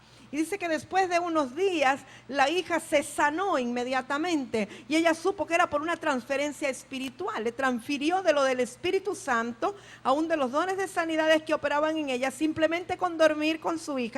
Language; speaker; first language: Spanish; native; Spanish